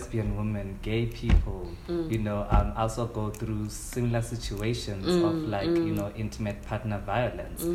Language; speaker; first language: English; non-native, local second language; Xhosa